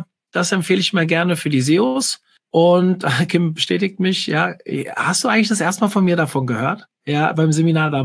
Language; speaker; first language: German; native; German